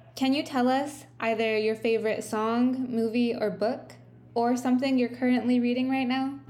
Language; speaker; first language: English; native; English